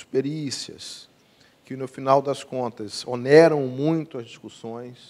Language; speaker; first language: Portuguese; native; Portuguese